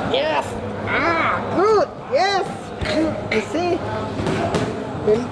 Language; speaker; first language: English; non-native, learner; Thai